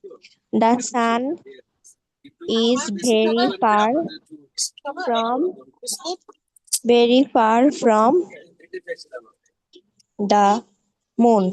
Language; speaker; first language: English; non-native, learner; Bangla